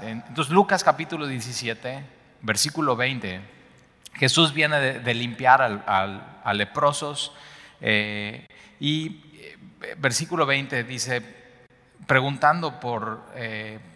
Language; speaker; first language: Spanish; native; Spanish